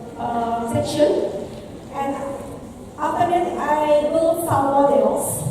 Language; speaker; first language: English; non-native, learner; Indonesian